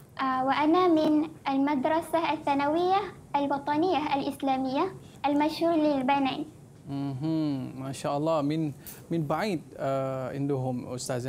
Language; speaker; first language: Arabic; non-native, fluent; Malay